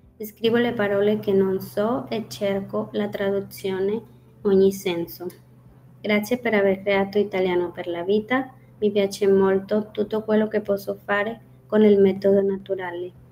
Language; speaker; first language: Italian; non-native, learner; Spanish